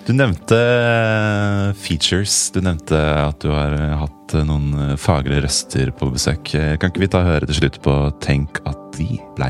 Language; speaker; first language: Norwegian; native; Norwegian